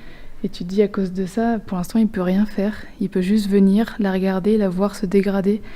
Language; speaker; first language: French; native; French